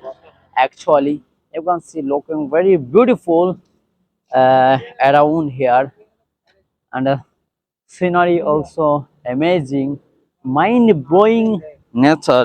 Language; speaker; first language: English; non-native, learner; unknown